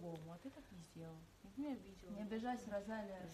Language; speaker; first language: Russian; native; Russian